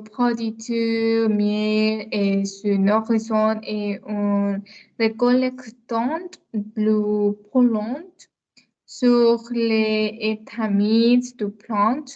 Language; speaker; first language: French; non-native, learner; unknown